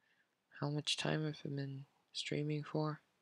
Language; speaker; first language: English; non-native, fluent; French